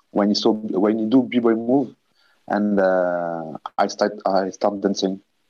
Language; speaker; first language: English; non-native, learner; French